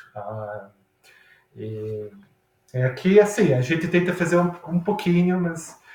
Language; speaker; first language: Portuguese; non-native, fluent; Italian